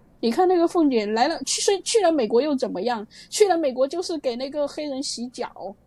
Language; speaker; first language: Chinese; native; Chinese